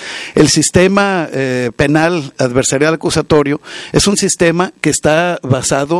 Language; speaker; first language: Spanish; native; Spanish